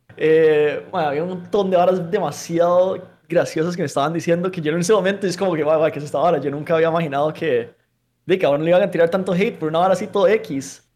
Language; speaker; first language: Spanish; early bilingual, other home language; English